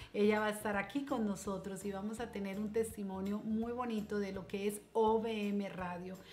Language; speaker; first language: Spanish; native; Spanish